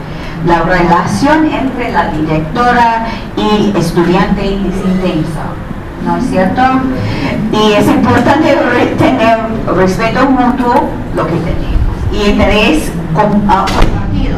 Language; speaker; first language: Spanish; non-native, fluent; English